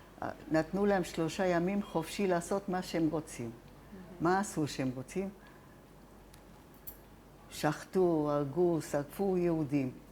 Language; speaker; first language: Hebrew; non-native, fluent; Italian